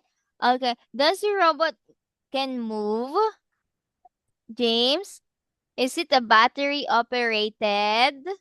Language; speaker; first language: English; non-native, local second language; Filipino